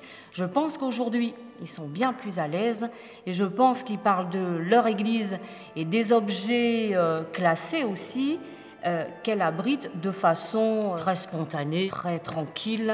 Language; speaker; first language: French; native; French